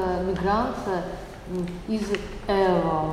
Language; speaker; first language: English; non-native, learner; Russian